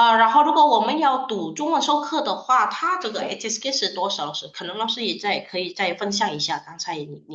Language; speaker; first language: Chinese; non-native, fluent; Indonesian